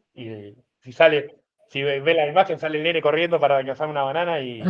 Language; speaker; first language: Spanish; native; Spanish